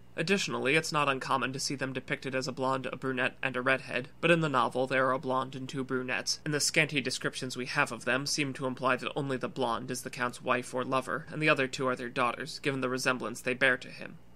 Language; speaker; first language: English; native; English